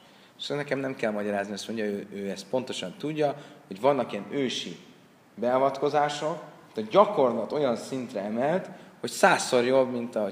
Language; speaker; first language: Hungarian; native; Hungarian